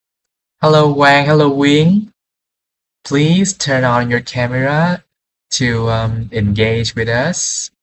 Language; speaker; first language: English; non-native, fluent; Vietnamese